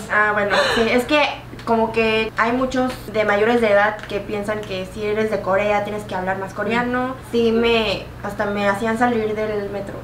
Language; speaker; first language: Spanish; early bilingual, other home language; Korean